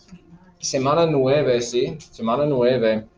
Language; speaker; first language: Spanish; non-native, fluent; English